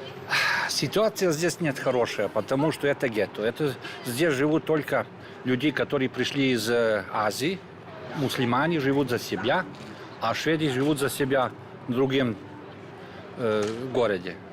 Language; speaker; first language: Russian; non-native, learner; Serbian